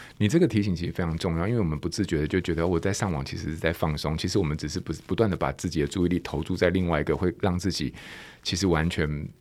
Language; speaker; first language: Chinese; native; Chinese